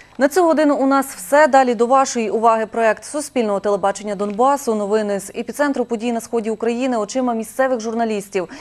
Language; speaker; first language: Ukrainian; native; Ukrainian